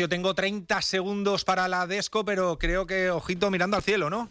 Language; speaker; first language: Spanish; native; Spanish